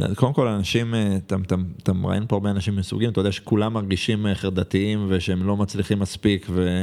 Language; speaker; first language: Hebrew; native; Hebrew